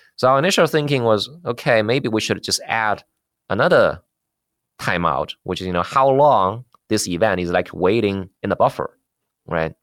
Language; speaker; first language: English; non-native, fluent; Chinese